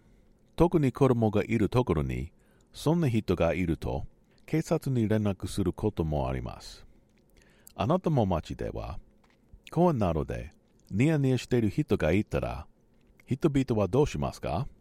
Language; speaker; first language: Japanese; non-native, learner; English